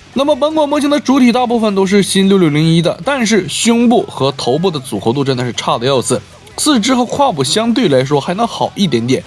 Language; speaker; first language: Chinese; native; Chinese